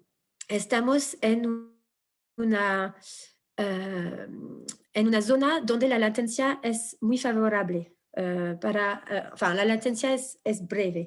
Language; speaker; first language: Spanish; non-native, fluent; French